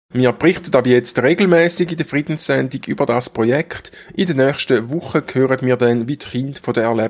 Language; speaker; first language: German; native; German